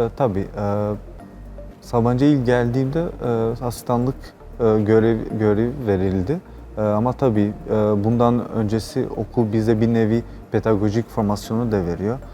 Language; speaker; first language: Turkish; non-native, fluent; Albanian